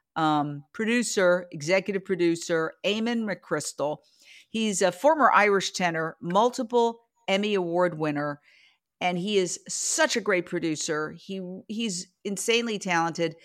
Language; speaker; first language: English; native; English